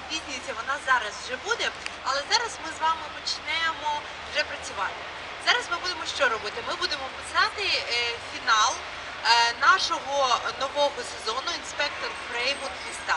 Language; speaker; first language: Ukrainian; native; Ukrainian